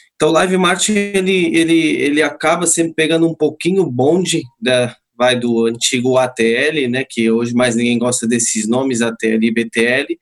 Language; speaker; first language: Portuguese; native; Portuguese